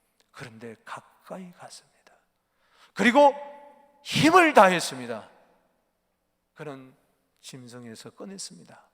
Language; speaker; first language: Korean; native; Korean